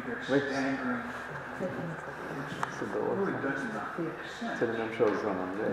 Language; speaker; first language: French; non-native, fluent; English